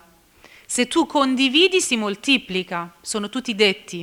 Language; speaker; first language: Italian; non-native, fluent; Persian